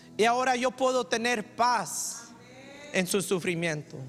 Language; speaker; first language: Spanish; early bilingual, heritage; Spanish